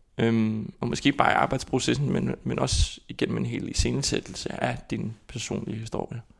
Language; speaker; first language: Danish; non-native, fluent; Icelandic